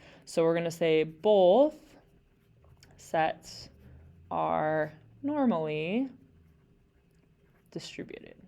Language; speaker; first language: English; native; English